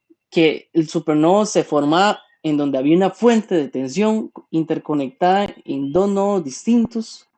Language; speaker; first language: Spanish; native; Spanish